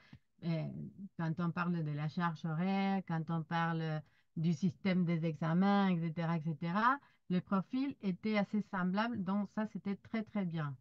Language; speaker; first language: French; non-native, fluent; Spanish